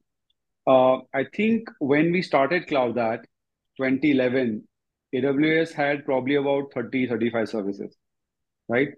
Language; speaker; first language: English; non-native, local second language; Gujarati